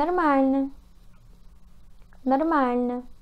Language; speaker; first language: Russian; non-native, learner; Portuguese